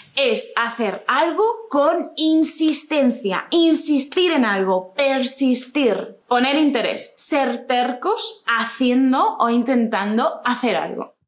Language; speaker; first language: Spanish; native; Spanish